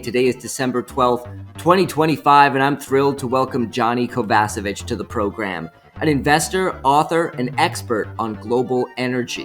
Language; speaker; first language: English; native; English